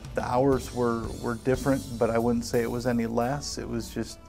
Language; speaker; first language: English; native; English